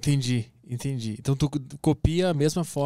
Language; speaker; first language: Portuguese; native; Portuguese